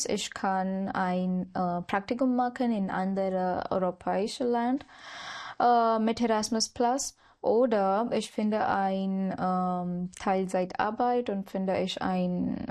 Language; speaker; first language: German; non-native, learner; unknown